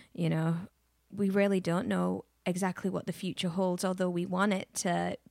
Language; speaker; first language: English; native; English